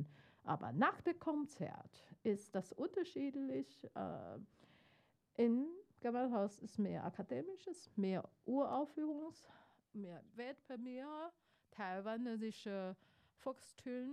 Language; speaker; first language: German; non-native, fluent; Chinese